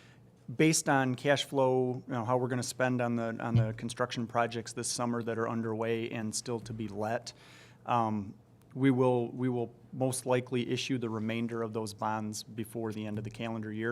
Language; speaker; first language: English; native; English